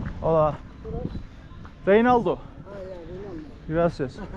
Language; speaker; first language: Spanish; non-native, learner; Turkish